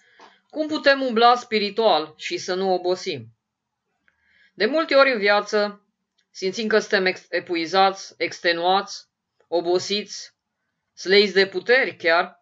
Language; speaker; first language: Romanian; native; Romanian